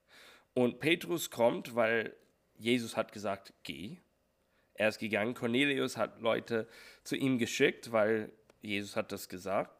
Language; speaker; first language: German; non-native, learner; English